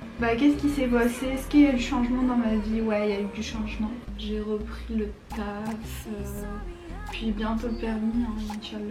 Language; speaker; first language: French; native; French